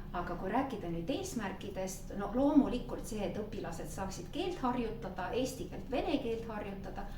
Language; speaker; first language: Estonian; non-native, local second language; Russian